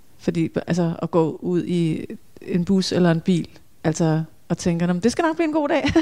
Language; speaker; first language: Danish; native; Danish